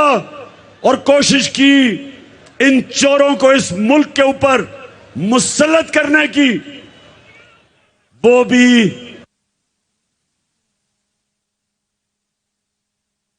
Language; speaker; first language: Urdu; native; Urdu